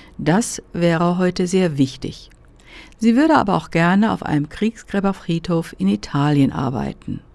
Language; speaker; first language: German; native; German